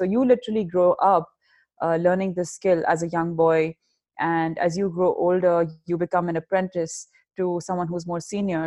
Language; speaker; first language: English; non-native, local second language; Hindi